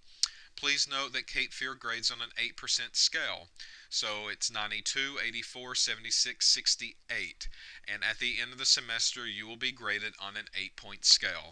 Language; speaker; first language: English; native; English